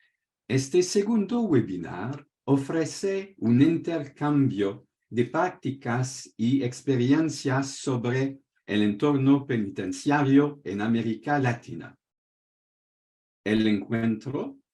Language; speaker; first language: Spanish; non-native, fluent; French